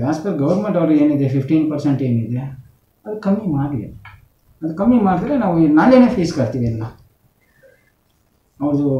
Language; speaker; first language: Kannada; non-native, local second language; Tamil